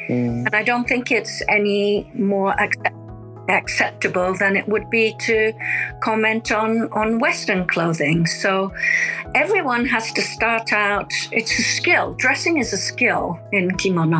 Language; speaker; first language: English; native; English